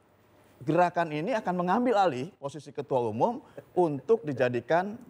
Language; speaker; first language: Indonesian; native; Indonesian